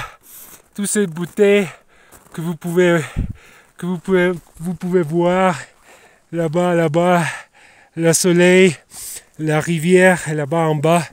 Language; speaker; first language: French; non-native, learner; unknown